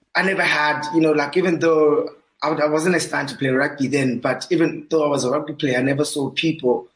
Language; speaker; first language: English; non-native, local second language; Southern Sotho